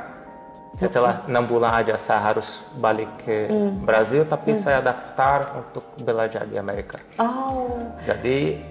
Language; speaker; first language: Indonesian; non-native, learner; Portuguese